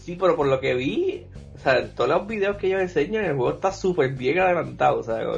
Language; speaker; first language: Spanish; native; Spanish